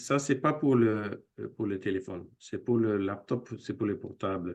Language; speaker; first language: French; non-native, fluent; English